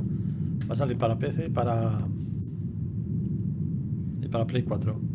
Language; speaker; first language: Spanish; native; Spanish